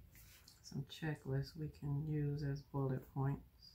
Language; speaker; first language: English; native; English